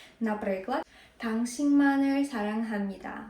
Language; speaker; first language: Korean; non-native, fluent; Ukrainian